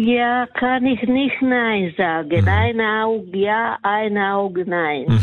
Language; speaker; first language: German; non-native, learner; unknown